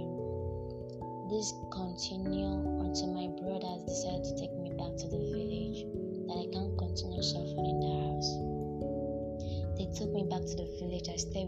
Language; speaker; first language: English; non-native, local second language; Igbo